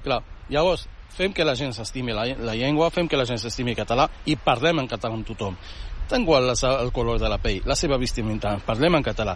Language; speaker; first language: Catalan; early bilingual, other home language; Arabic